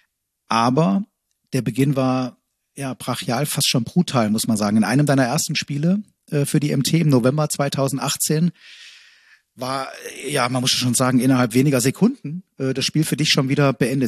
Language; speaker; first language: German; native; German